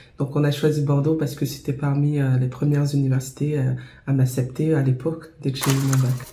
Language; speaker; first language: French; non-native, local second language; Basaa